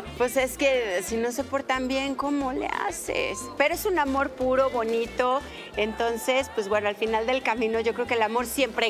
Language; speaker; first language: Spanish; native; Spanish